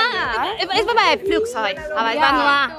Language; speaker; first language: German; non-native, learner; Spanish